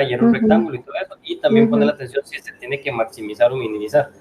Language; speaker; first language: Spanish; native; Spanish